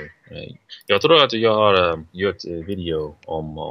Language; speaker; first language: Swedish; non-native, learner; English